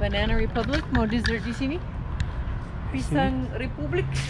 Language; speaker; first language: Indonesian; non-native, learner; English